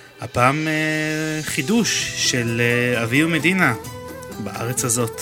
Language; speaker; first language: Hebrew; native; Hebrew